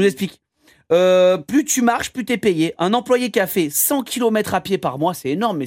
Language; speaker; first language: French; native; French